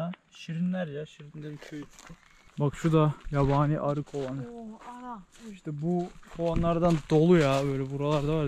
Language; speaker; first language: Turkish; native; Turkish